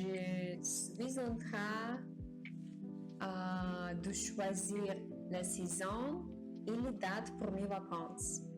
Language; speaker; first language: French; non-native, learner; Japanese